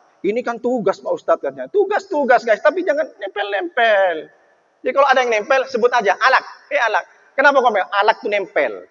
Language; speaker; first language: Indonesian; non-native, local second language; Madurese